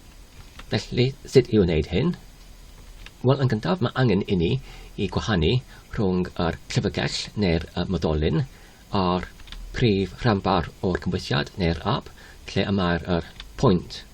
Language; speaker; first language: Welsh; non-native, learner; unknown